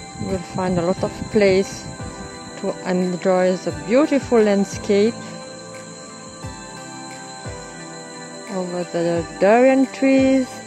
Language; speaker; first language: English; non-native, learner; French